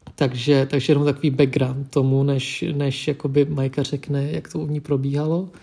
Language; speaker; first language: Czech; early bilingual, other home language; Vietnamese